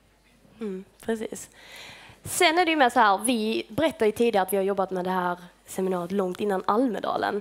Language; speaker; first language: Swedish; native; Swedish